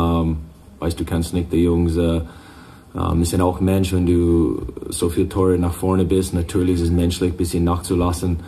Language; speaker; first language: German; non-native, fluent; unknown